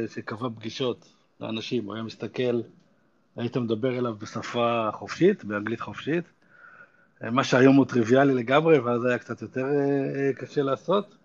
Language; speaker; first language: Hebrew; native; Hebrew